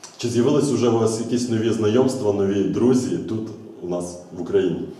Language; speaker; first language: Ukrainian; native; Ukrainian